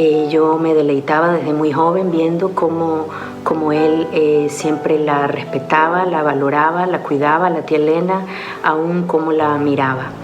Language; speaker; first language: Spanish; native; Spanish